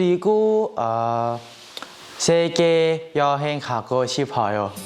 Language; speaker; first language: Korean; non-native, learner; Thai